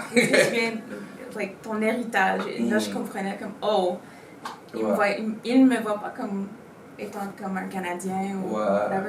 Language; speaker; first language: French; non-native, local second language; Spanish